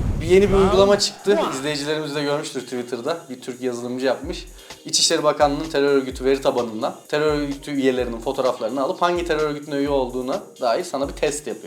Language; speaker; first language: Turkish; native; Turkish